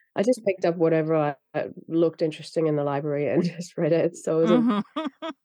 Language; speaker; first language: English; non-native, fluent; Finnish